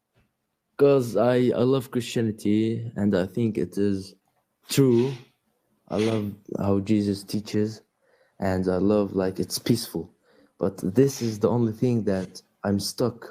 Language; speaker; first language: English; non-native, learner; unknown